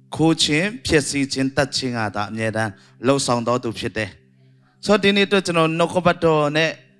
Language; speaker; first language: Burmese; non-native, local second language; Tedim Chin